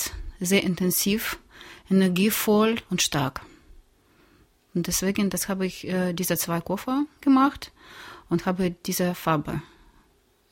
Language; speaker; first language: German; non-native, learner; Russian